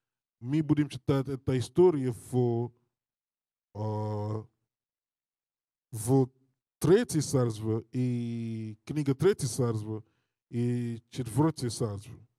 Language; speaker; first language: Russian; non-native, learner; English